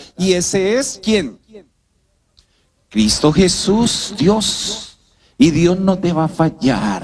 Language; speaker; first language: Spanish; native; Spanish